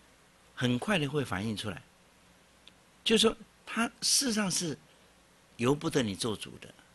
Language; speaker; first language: Chinese; native; Chinese